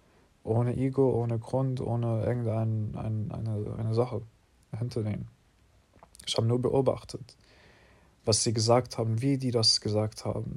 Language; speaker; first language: German; non-native, learner; English